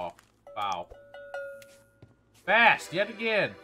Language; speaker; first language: English; native; English